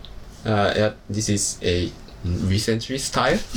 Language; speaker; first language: English; non-native, learner; Japanese